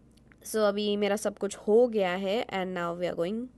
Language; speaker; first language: Hindi; non-native, local second language; Marathi